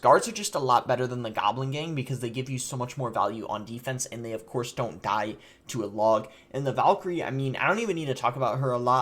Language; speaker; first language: English; native; English